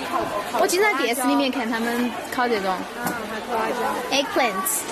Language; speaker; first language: Chinese; early bilingual, heritage; Chinese